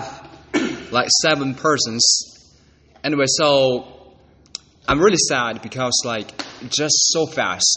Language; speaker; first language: English; non-native, fluent; Chinese